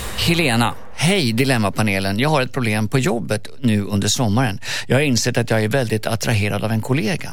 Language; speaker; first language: Swedish; native; Swedish